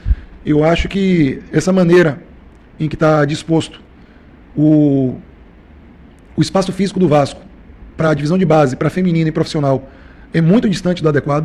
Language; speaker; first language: Portuguese; native; Portuguese